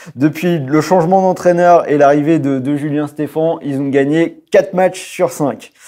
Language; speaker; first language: French; native; French